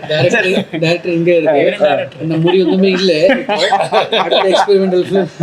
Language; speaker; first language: Tamil; non-native, learner; Malayalam